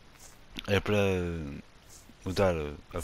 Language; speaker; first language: Portuguese; non-native, learner; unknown